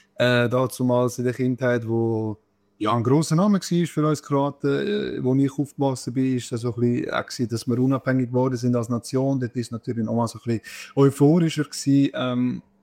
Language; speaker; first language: German; early bilingual, other home language; Croatian